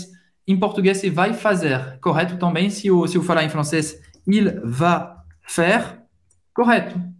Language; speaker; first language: Portuguese; non-native, fluent; French